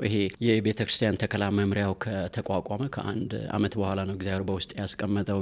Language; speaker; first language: Amharic; non-native, local second language; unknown